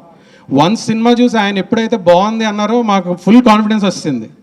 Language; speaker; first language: Telugu; native; Telugu